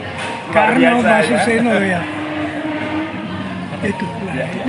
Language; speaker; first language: Indonesian; non-native, fluent; German